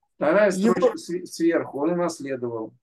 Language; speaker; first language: Russian; native; Russian